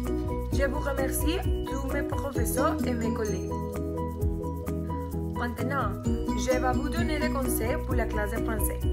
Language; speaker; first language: French; non-native, learner; Spanish